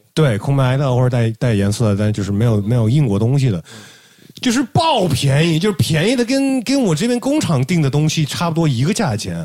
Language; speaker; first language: Chinese; native; Chinese